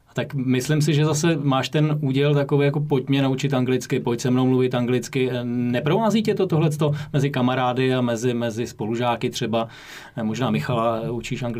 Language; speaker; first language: Czech; native; Czech